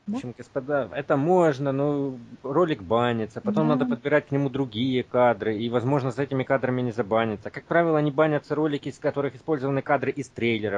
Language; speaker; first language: Russian; native; Russian